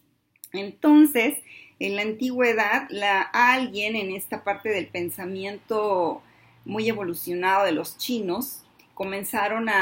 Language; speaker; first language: Spanish; native; Spanish